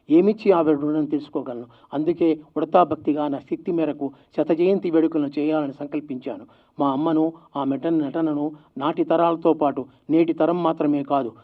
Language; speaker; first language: Telugu; native; Telugu